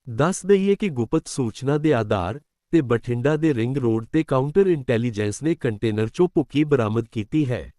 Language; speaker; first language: Hindi; non-native, local second language; Punjabi